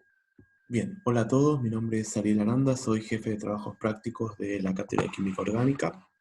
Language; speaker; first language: Spanish; native; Spanish